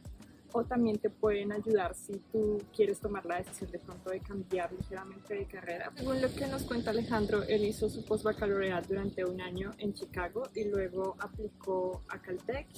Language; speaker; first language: Spanish; native; Spanish